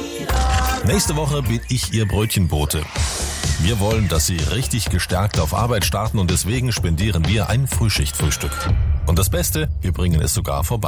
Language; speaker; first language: German; native; German